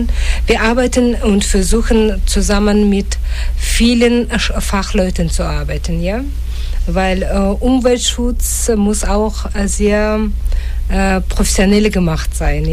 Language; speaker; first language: German; non-native, fluent; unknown